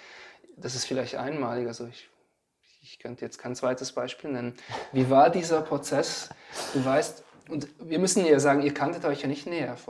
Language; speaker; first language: German; native; German